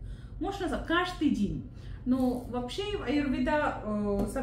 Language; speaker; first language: Russian; non-native, learner; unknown